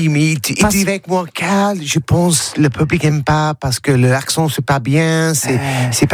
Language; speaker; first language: French; non-native, learner; English